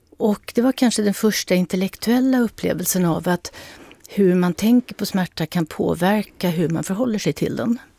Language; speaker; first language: Swedish; early bilingual, heritage; Swedish